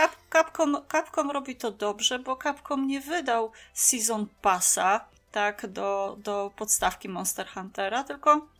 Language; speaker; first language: Polish; native; Polish